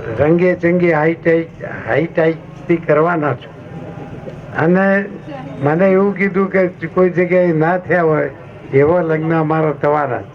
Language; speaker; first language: Gujarati; native; Gujarati